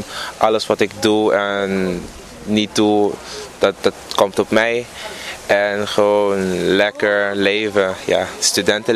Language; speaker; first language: Dutch; non-native, local second language; Papiamento